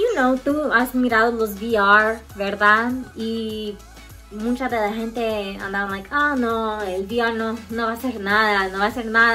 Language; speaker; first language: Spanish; early bilingual, heritage; Spanish